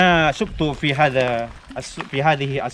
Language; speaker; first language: Arabic; non-native, learner; Indonesian